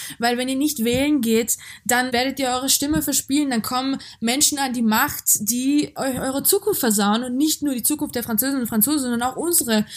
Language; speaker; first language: German; early bilingual, other home language; Georgian